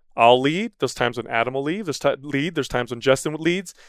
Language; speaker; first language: English; native; English